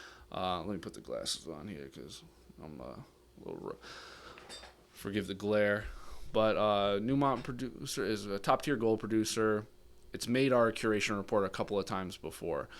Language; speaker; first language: English; native; English